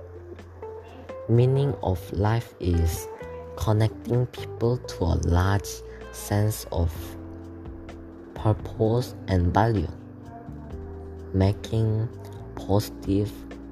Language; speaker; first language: English; non-native, learner; Korean